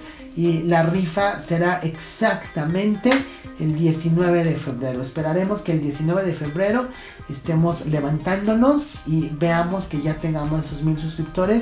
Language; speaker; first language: Spanish; native; Spanish